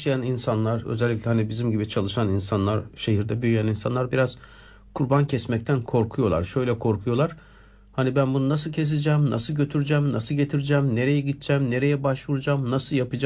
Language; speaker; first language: Turkish; native; Turkish